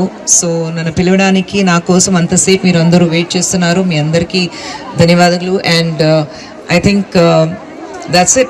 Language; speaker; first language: Telugu; non-native, fluent; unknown